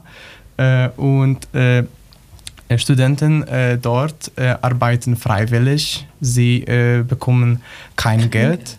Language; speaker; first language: German; non-native, learner; Polish